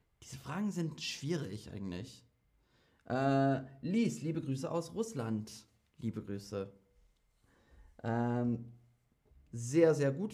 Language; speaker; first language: German; non-native, fluent; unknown